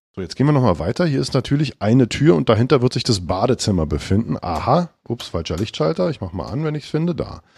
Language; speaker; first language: German; native; German